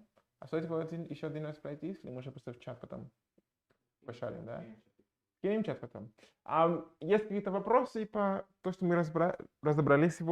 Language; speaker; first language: Russian; non-native, fluent; English